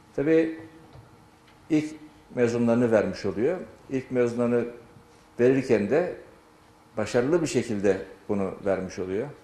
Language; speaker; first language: Turkish; non-native, fluent; Amharic